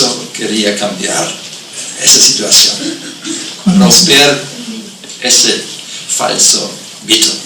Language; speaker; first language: Spanish; non-native, fluent; German